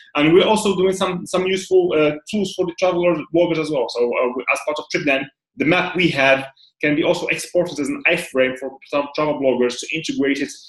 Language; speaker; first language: English; non-native, fluent; Arabic